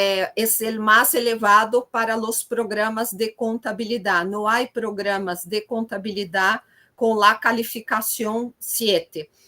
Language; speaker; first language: Spanish; non-native, fluent; Portuguese